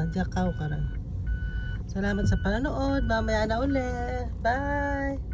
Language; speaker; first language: Filipino; native; Filipino